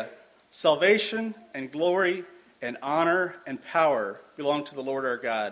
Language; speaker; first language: English; native; English